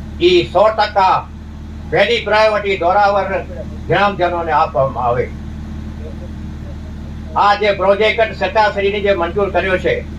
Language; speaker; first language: Gujarati; non-native, local second language; Kachhi